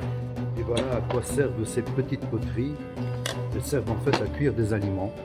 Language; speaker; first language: French; native; French